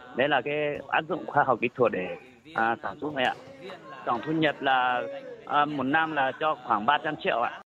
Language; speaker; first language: Vietnamese; non-native, local second language; Hmong